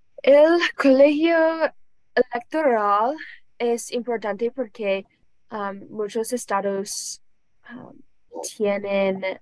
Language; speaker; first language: Spanish; non-native, learner; English